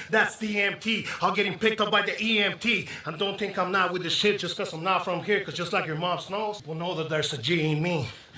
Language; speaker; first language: English; non-native, fluent; Spanish